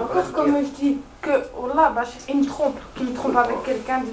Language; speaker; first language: French; native; French